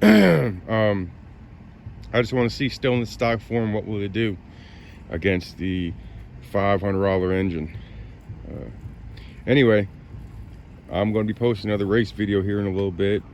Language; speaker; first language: English; native; English